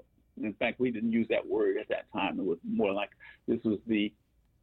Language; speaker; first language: English; native; English